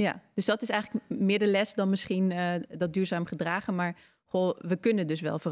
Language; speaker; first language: Dutch; native; Dutch